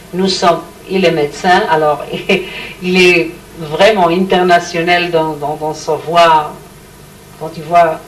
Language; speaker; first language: French; non-native, learner; Hebrew